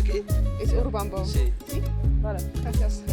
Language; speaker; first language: Spanish; non-native, learner; German